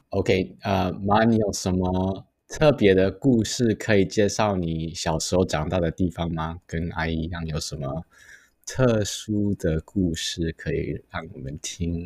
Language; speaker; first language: Chinese; early bilingual, heritage; Chinese